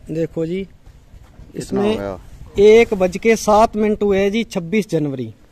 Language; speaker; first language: Hindi; native; Hindi